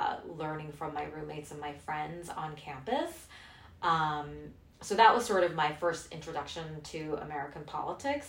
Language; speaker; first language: English; non-native, local second language; Korean